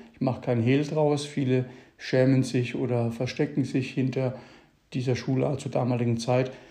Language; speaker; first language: German; early bilingual, other home language; Italian